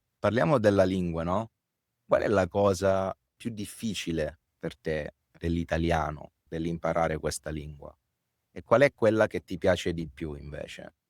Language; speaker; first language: Italian; native; Italian